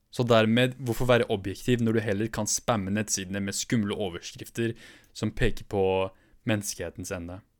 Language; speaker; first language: Norwegian; early bilingual, other home language; Kurdish